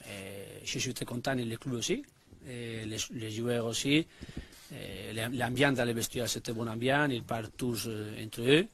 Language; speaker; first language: French; non-native, learner; Spanish